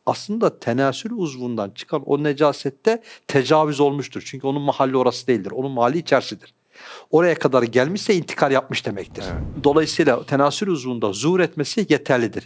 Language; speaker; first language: Turkish; native; Turkish